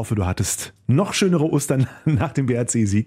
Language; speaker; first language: German; native; German